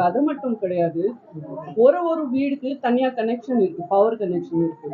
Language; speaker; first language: Tamil; non-native, learner; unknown